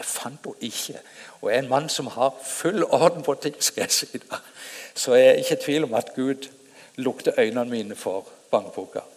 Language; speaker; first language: Norwegian; native; Norwegian